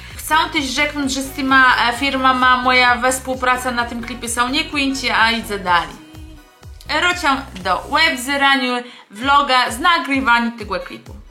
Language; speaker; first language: Polish; non-native, local second language; Kashubian